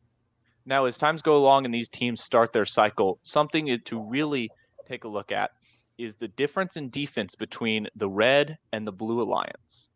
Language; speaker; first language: English; native; English